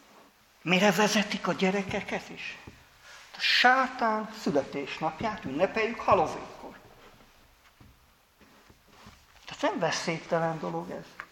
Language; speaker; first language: Hungarian; native; Hungarian